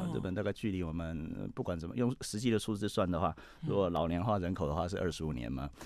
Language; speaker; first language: Chinese; native; Chinese